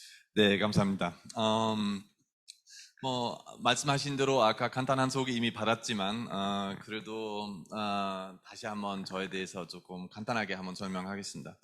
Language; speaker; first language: Korean; non-native, fluent; German